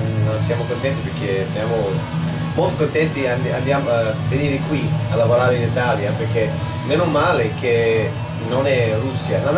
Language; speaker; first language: Italian; non-native, learner; English